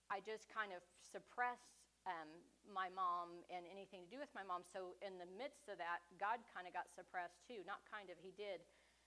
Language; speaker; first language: English; native; English